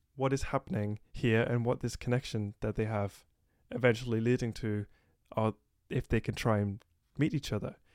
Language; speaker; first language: English; native; English